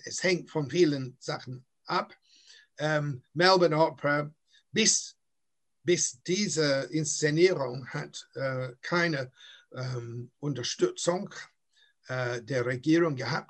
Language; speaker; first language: German; non-native, fluent; English